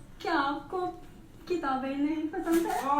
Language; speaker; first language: Hindi; non-native, learner; English